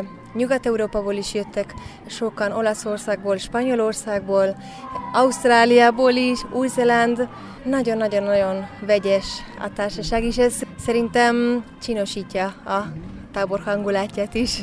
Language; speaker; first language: Hungarian; early bilingual, heritage; Hungarian